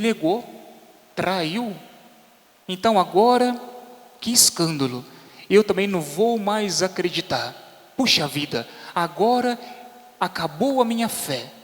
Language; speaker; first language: Portuguese; native; Portuguese